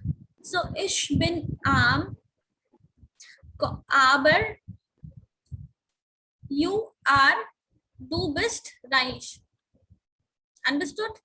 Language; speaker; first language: German; non-native, learner; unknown